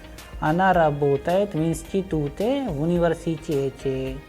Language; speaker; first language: Russian; non-native, fluent; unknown